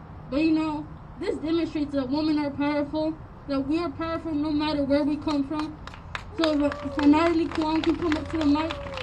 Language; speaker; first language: English; early bilingual, other home language; Spanish